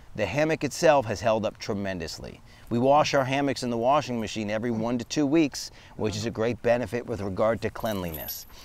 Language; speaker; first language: English; native; English